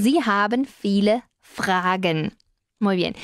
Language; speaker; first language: German; non-native, fluent; Spanish